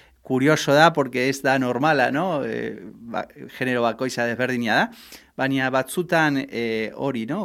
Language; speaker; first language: Basque; non-native, local second language; Spanish